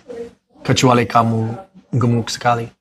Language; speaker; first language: Indonesian; non-native, learner; English